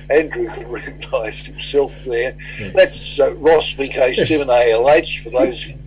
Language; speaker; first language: English; native; English